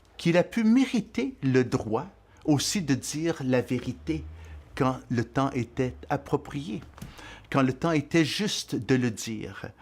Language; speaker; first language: French; native; French